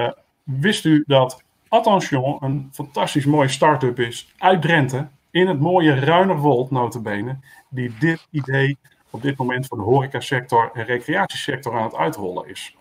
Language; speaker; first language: Dutch; native; Dutch